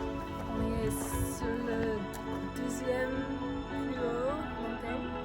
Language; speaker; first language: French; non-native, learner; English